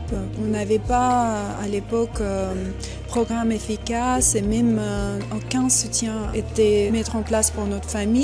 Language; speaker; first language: French; non-native, fluent; Russian